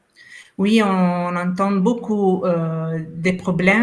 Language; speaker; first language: French; non-native, fluent; Italian